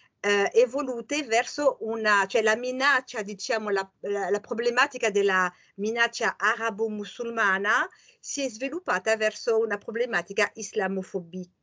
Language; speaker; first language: Italian; non-native, fluent; French